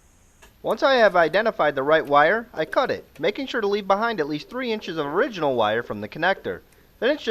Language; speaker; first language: English; native; English